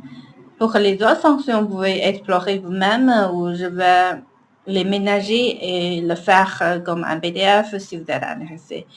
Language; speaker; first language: French; non-native, learner; Chinese